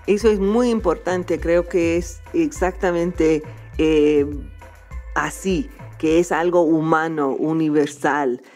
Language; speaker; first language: Spanish; non-native, fluent; English